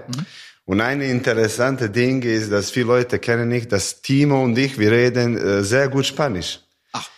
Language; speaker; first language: German; non-native, learner; Serbian